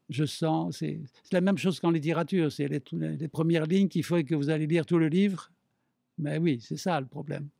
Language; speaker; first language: French; native; French